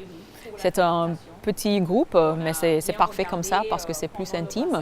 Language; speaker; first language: French; non-native, fluent; English